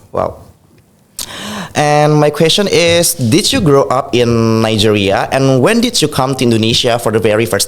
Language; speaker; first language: English; non-native, fluent; Indonesian